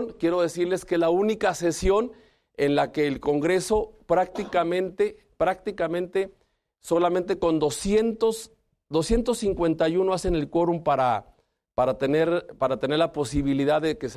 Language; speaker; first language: Spanish; native; Spanish